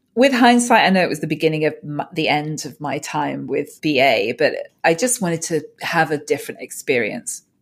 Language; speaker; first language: English; native; English